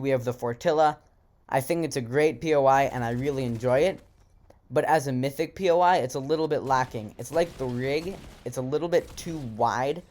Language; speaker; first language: English; native; English